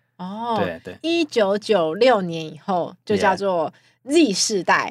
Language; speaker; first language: Chinese; native; Chinese